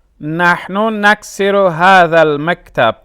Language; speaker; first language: Arabic; non-native, fluent; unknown